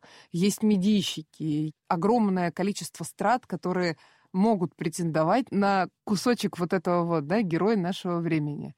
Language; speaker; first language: Russian; native; Russian